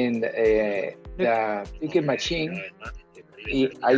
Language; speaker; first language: English; non-native, learner; Spanish